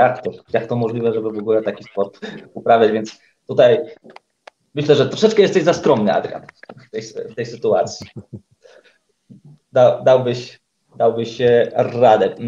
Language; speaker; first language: Polish; native; Polish